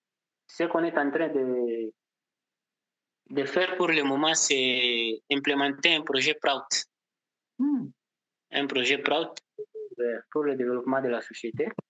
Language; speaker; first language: French; non-native, local second language; Portuguese